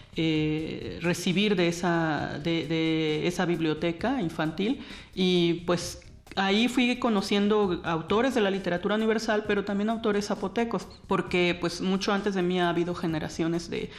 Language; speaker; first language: Spanish; native; Spanish